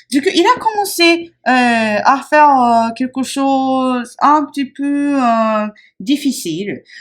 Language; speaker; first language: French; non-native, fluent; Japanese